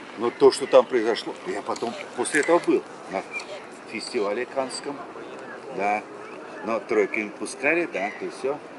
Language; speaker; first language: Russian; native; Russian